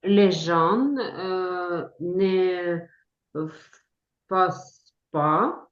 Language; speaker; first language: French; non-native, learner; Ukrainian